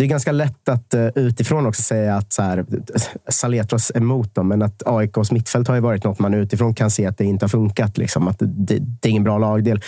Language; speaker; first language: Swedish; native; Swedish